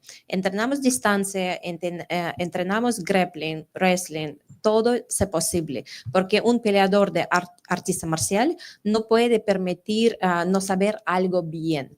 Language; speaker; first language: Spanish; non-native, fluent; Russian